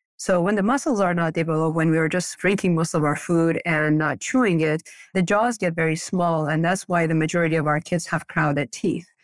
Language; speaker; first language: English; early bilingual, other home language; Persian